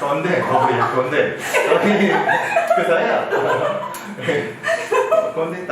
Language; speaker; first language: Indonesian; non-native, learner; Korean